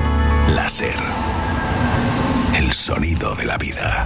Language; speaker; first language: Spanish; native; Spanish